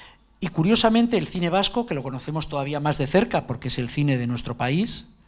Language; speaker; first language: Spanish; native; Spanish